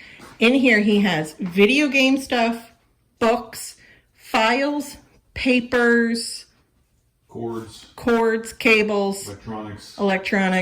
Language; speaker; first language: English; native; English